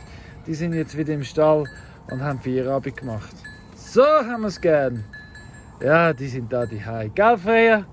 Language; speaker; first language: German; native; German